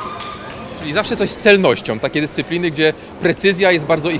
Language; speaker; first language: Polish; native; Polish